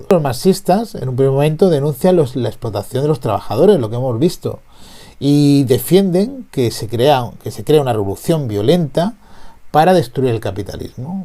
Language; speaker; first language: Spanish; native; Spanish